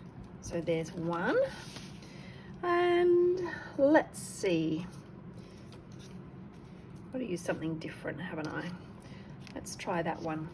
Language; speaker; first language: English; native; English